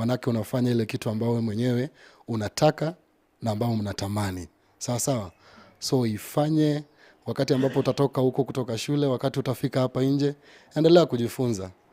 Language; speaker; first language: Swahili; non-native, local second language; Gusii